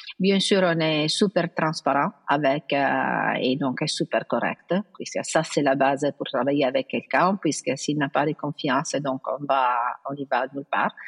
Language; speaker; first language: French; non-native, fluent; Italian